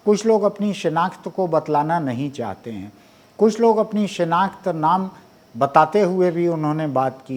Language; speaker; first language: Hindi; native; Hindi